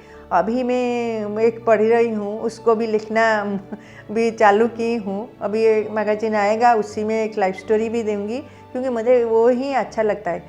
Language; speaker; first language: Hindi; non-native, local second language; Odia